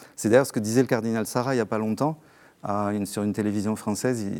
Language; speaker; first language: French; native; French